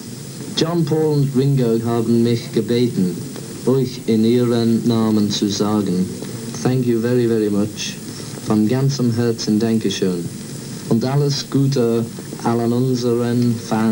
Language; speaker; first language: German; non-native, learner; English